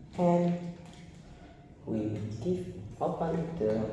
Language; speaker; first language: English; non-native, learner; Indonesian